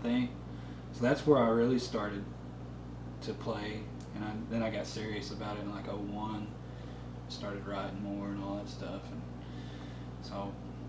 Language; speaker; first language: English; native; English